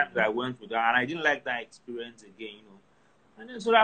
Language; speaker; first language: English; non-native, local second language; Yoruba